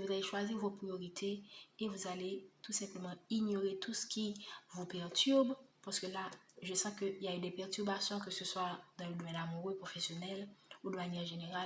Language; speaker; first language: French; native; French